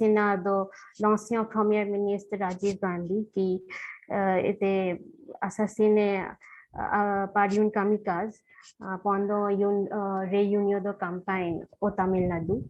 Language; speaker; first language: French; non-native, fluent; Bangla